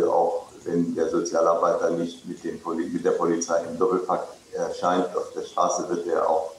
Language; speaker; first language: German; native; German